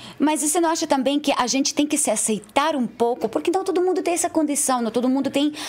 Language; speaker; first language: Portuguese; non-native, fluent; Russian